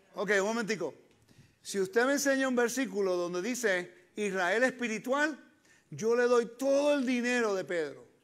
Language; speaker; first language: Spanish; early bilingual, heritage; Spanish